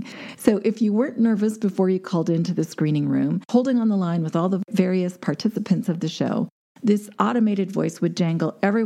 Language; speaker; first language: English; native; English